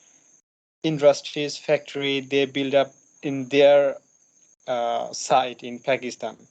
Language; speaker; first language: English; non-native, learner; Bangla